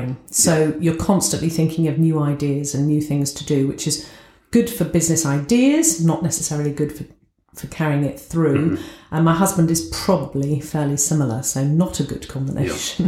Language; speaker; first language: English; native; English